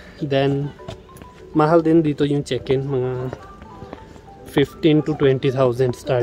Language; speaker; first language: Filipino; non-native, learner; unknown